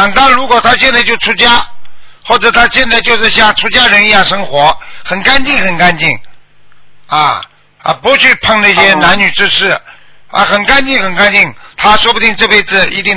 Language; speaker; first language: Chinese; native; Chinese